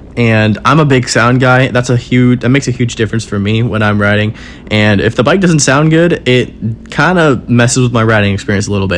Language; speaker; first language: English; native; English